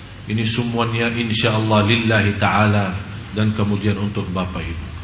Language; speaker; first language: Indonesian; non-native, fluent; Arabic